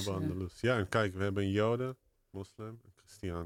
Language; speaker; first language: Dutch; non-native, fluent; Hebrew